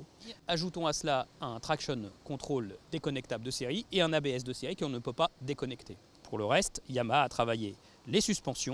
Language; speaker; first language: French; native; French